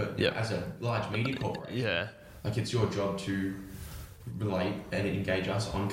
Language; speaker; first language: English; native; English